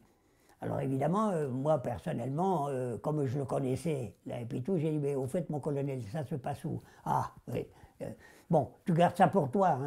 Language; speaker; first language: French; native; French